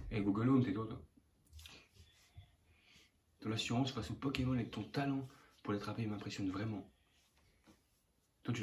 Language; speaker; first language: French; native; French